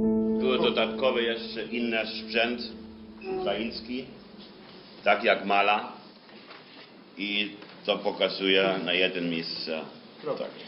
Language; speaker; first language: Polish; non-native, fluent; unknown